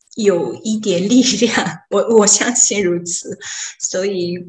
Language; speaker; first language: Chinese; non-native, fluent; Japanese